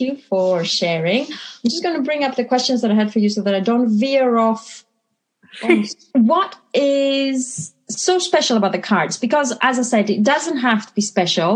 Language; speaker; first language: English; non-native, fluent; Greek